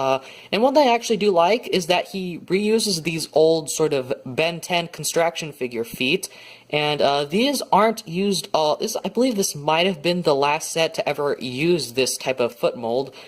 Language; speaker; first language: English; native; English